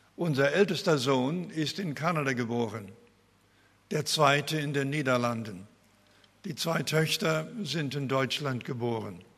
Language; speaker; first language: German; early bilingual, heritage; German